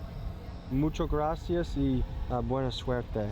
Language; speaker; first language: Spanish; non-native, learner; English